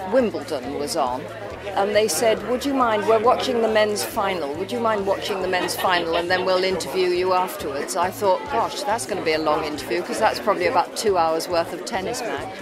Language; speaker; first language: English; native; English